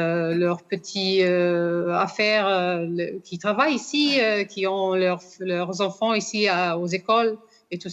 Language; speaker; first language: French; non-native, fluent; Portuguese